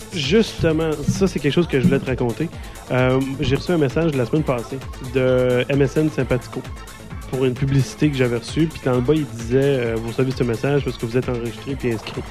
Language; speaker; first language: French; native; French